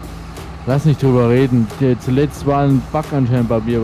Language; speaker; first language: German; native; German